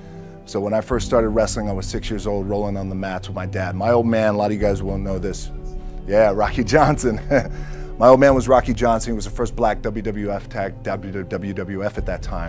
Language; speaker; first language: English; native; English